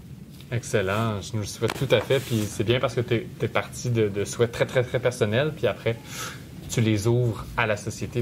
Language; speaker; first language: French; native; French